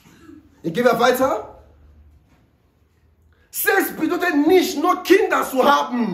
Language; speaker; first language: German; non-native, learner; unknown